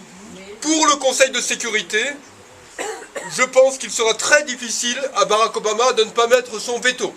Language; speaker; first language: French; native; French